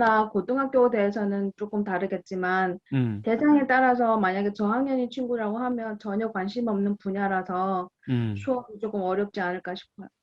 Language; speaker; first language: Korean; non-native, fluent; Chinese